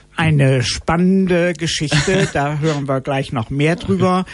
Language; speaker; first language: German; native; German